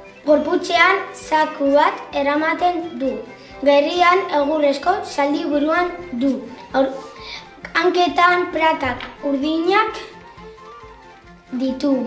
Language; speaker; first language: Basque; non-native, local second language; Spanish